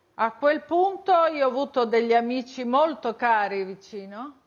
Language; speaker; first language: Italian; native; Italian